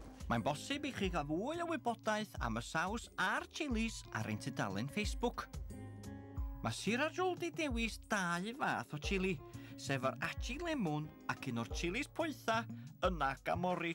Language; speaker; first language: Welsh; native; Welsh